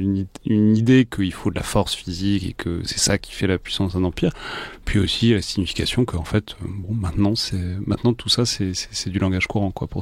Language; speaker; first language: French; native; French